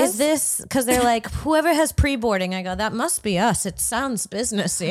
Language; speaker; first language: English; early bilingual, other home language; Spanish